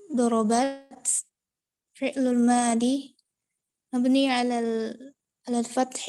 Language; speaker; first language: Arabic; non-native, learner; Indonesian